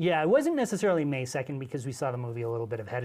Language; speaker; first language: English; native; English